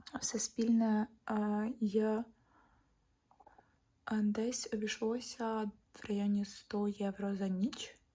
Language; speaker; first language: Ukrainian; native; Ukrainian